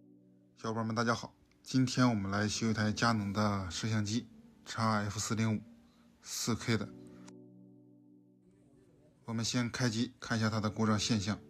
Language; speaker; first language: Chinese; native; Chinese